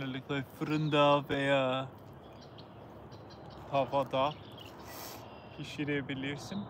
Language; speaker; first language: Turkish; non-native, learner; English